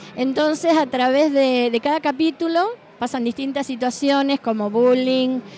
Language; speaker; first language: Spanish; native; Spanish